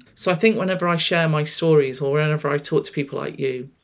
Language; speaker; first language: English; native; English